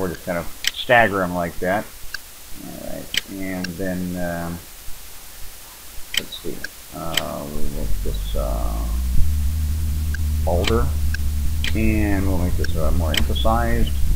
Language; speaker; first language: English; native; English